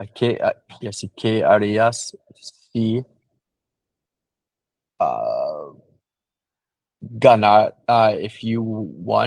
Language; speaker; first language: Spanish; non-native, learner; English